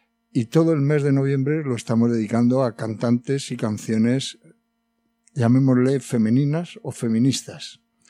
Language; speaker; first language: Spanish; native; Spanish